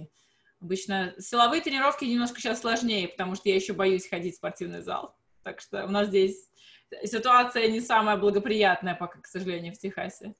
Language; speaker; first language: Russian; native; Russian